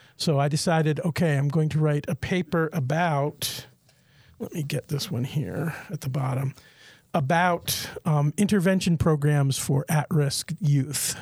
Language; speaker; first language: English; native; English